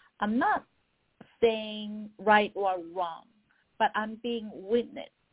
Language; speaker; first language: English; non-native, fluent; Korean